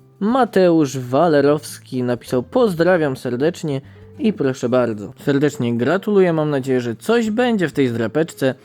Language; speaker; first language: Polish; native; Polish